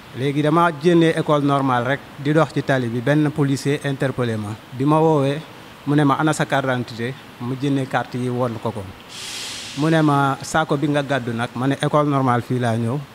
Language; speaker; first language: Wolof; non-native, local second language; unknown